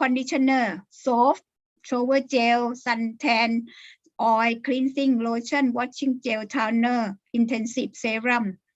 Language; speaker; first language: English; non-native, learner; Thai